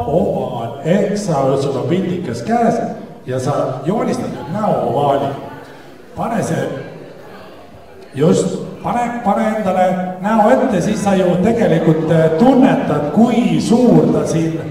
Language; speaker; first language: Estonian; native; Estonian